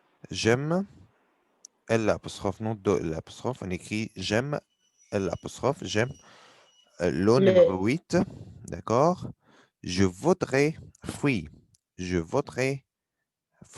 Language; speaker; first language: French; non-native, fluent; Arabic